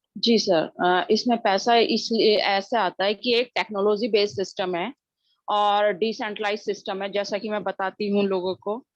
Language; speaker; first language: Hindi; native; Hindi